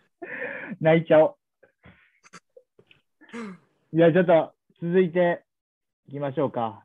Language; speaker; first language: Japanese; native; Japanese